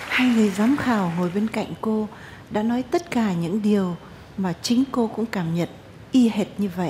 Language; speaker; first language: Vietnamese; native; Vietnamese